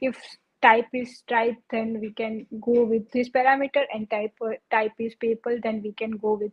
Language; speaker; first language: English; non-native, local second language; Gujarati